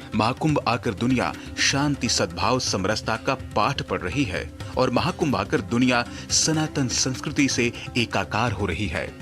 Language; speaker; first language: Hindi; native; Hindi